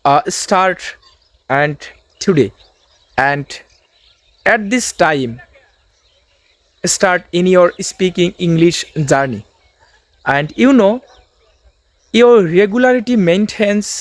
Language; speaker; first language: English; non-native, learner; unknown